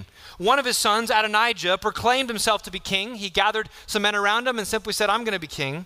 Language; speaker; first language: English; native; English